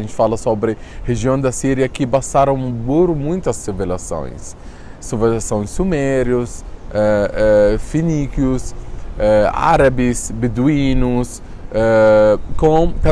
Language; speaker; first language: Portuguese; non-native, fluent; Arabic